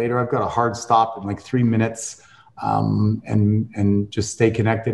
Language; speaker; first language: English; native; English